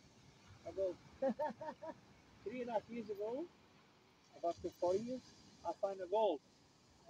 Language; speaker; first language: English; non-native, learner; Spanish